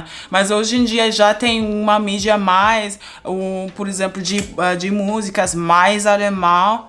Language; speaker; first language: Portuguese; non-native, fluent; German